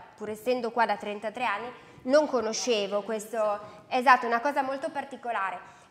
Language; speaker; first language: Italian; native; Italian